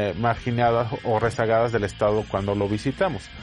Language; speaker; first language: Spanish; native; Spanish